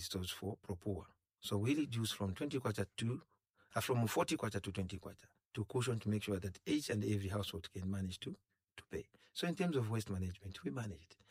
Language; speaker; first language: English; non-native, local second language; Nyanja